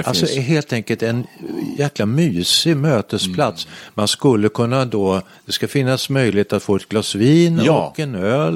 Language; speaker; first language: Swedish; native; Swedish